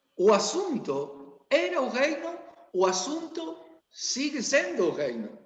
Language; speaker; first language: Portuguese; non-native, learner; Spanish